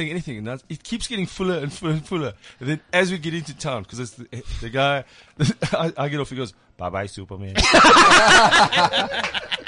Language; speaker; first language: English; native; English